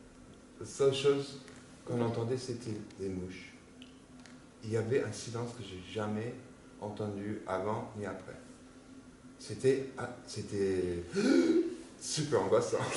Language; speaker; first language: French; non-native, fluent; English